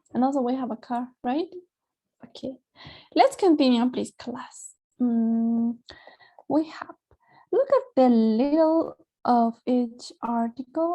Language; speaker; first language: English; non-native, fluent; Spanish